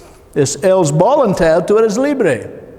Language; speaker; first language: Spanish; non-native, learner; English